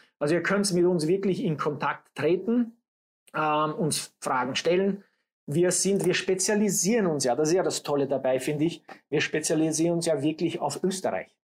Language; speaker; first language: German; early bilingual, other home language; English